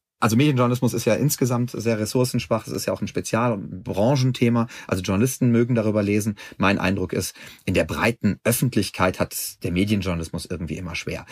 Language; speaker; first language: German; native; German